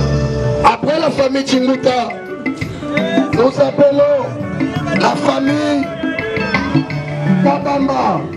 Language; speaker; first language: French; non-native, local second language; Lingala